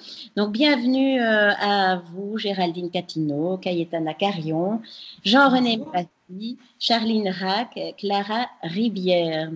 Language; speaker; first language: French; native; French